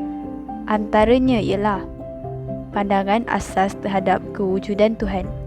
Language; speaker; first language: Malay; native; Malay